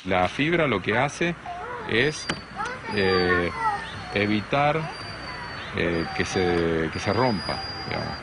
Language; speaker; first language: Spanish; native; Spanish